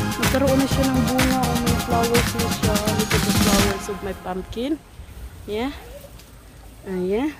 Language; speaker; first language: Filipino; non-native, local second language; Cebuano